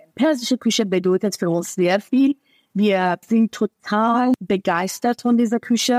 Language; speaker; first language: German; non-native, fluent; Persian